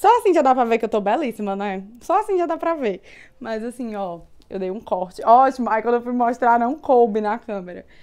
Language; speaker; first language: Portuguese; native; Portuguese